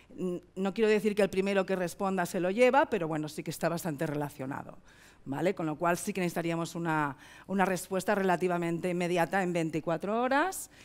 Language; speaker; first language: Spanish; native; Spanish